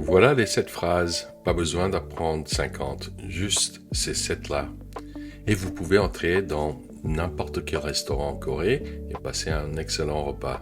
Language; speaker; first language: French; non-native, fluent; Korean